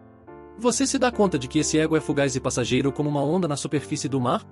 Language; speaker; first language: Portuguese; native; Portuguese